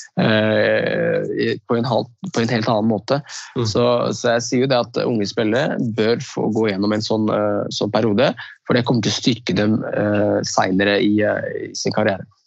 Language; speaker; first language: Norwegian; early bilingual, other home language; Riffian